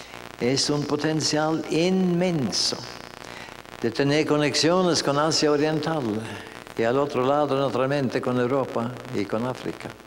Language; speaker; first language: Spanish; non-native, fluent; Norwegian